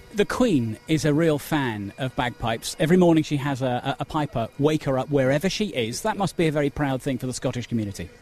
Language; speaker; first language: English; native; English